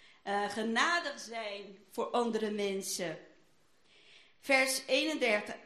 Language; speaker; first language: Dutch; non-native, fluent; Portuguese